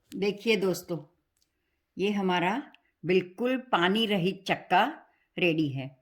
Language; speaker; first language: Hindi; non-native, local second language; Gujarati